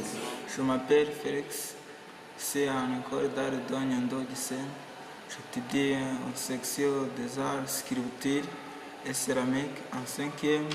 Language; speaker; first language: French; non-native, local second language; Kinyarwanda